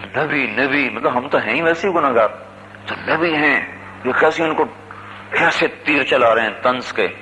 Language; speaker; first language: Urdu; non-native, local second language; Punjabi